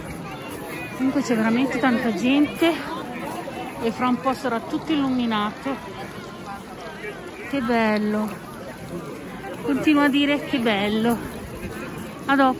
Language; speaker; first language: Italian; native; Italian